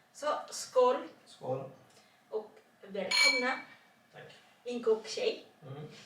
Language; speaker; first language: Swedish; non-native, learner; Thai